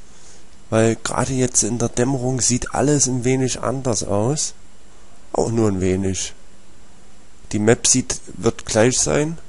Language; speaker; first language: German; native; German